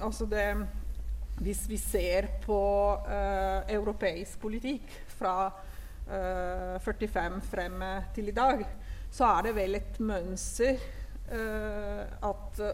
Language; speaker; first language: Norwegian; non-native, fluent; Italian